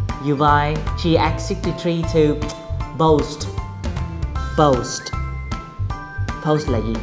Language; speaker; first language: English; non-native, fluent; Vietnamese